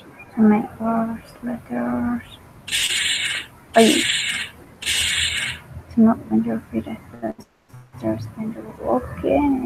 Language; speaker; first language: English; non-native, learner; Spanish